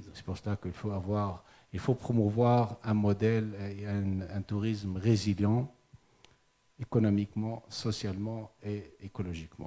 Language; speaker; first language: French; non-native, local second language; Arabic